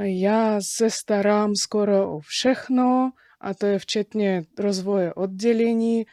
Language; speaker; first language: Czech; non-native, fluent; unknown